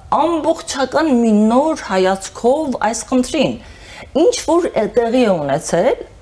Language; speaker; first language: Armenian; early bilingual, heritage; Armenian